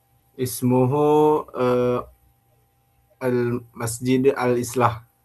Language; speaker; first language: Arabic; non-native, learner; Indonesian